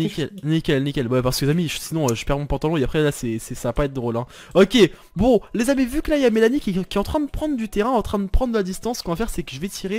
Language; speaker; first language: French; native; French